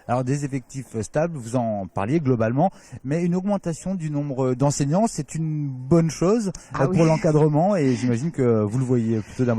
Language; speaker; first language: French; native; French